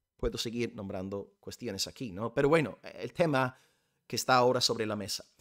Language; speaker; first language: Spanish; non-native, fluent; English